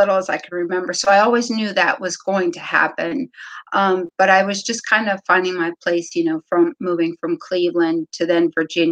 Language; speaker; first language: English; native; English